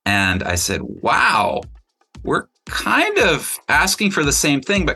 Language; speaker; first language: English; native; English